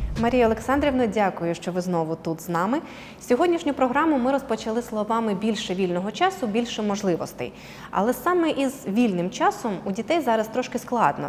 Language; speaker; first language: Ukrainian; native; Ukrainian